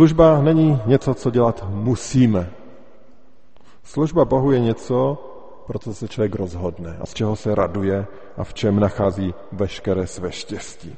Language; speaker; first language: Czech; native; Czech